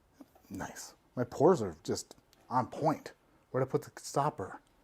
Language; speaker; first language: English; native; English